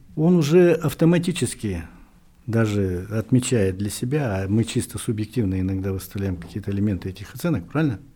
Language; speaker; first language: Russian; native; Russian